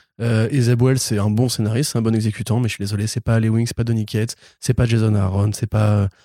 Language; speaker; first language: French; native; French